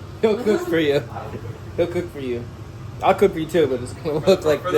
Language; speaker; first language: English; native; English